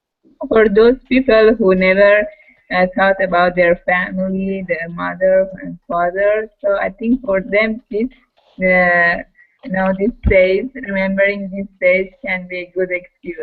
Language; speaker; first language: English; non-native, learner; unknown